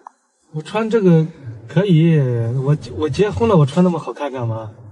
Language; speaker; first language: Chinese; native; Chinese